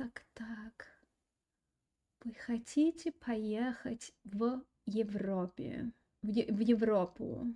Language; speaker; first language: Russian; non-native, fluent; English